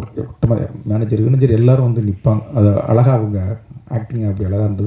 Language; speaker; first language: Tamil; native; Tamil